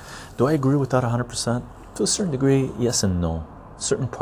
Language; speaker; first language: English; non-native, fluent; Armenian